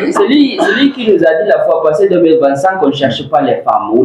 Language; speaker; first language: French; non-native, fluent; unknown